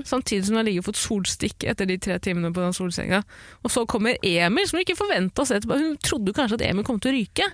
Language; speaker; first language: Norwegian; early bilingual, other home language; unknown